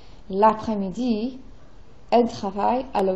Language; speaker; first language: French; non-native, fluent; English